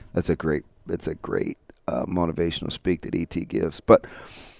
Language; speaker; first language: English; native; English